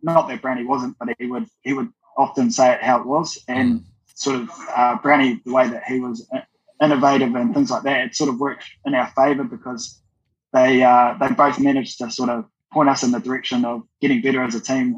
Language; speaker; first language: English; native; English